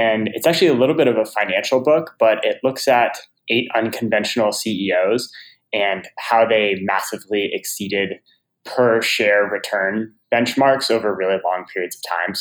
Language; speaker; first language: English; native; English